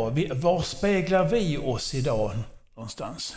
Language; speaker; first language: Swedish; non-native, fluent; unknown